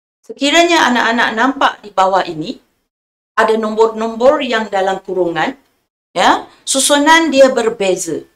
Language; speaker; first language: Malay; non-native, local second language; Chinese